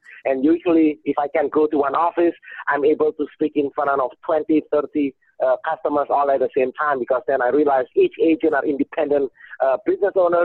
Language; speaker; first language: English; non-native, fluent; Indonesian